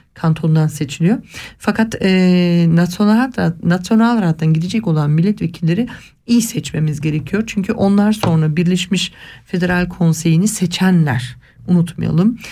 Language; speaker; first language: Turkish; early bilingual, heritage; Turkish